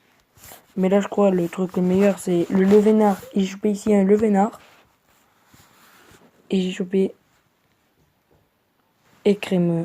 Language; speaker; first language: French; native; French